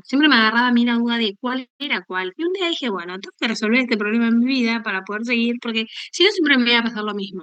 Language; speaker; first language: Spanish; native; Spanish